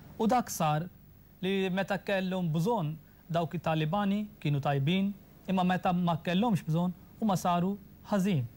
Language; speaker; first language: Maltese; non-native, fluent; Urdu